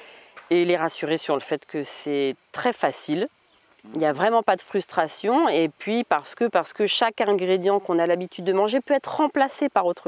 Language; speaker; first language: French; native; French